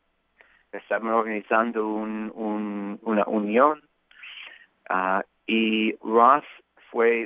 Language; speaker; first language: Spanish; non-native, fluent; English